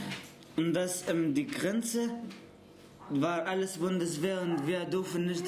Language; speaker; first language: German; non-native, learner; Arabic